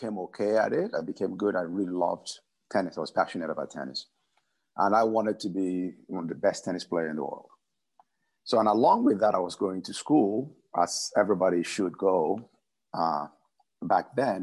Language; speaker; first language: English; non-native, local second language; Igbo